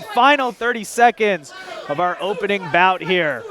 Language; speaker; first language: English; native; English